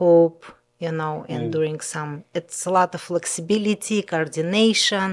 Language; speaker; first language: English; non-native, learner; Russian